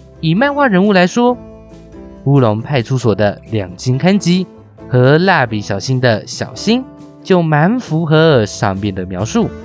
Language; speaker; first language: Chinese; native; Chinese